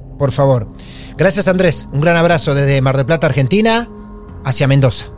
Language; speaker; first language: Spanish; native; Spanish